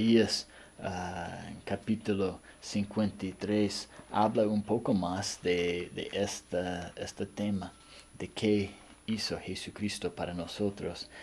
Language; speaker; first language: Spanish; non-native, fluent; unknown